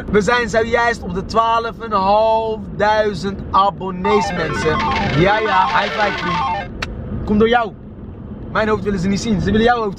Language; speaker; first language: Dutch; native; Dutch